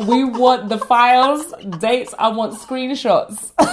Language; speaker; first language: English; native; English